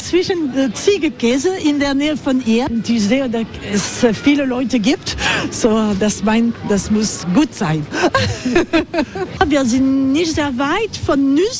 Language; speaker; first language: German; non-native, learner; French